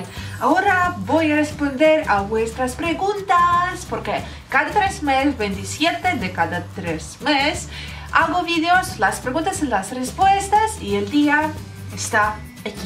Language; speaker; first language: Spanish; non-native, learner; Russian